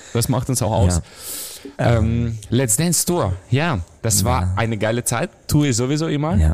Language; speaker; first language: German; non-native, fluent; Romanian